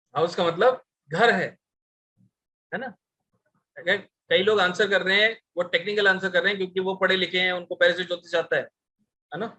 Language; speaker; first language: Hindi; non-native, local second language; Bangla